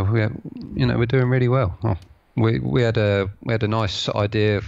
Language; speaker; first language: English; native; English